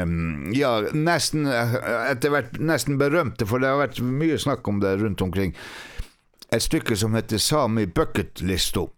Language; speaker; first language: Norwegian; native; Norwegian